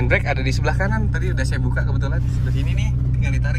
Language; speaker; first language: Indonesian; native; Indonesian